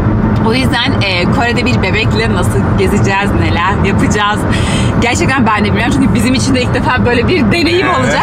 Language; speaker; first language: Turkish; native; Turkish